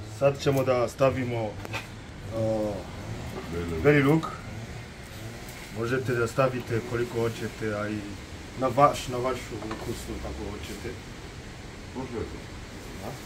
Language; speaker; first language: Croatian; non-native, learner; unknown